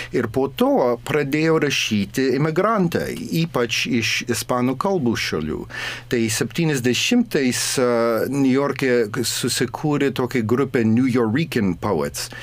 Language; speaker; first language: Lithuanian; early bilingual, heritage; English